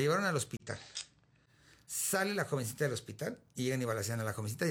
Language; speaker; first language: Spanish; native; Spanish